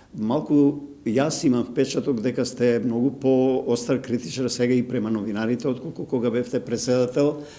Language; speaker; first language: Macedonian; native; Macedonian